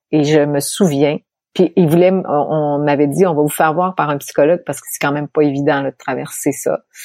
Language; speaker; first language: French; native; French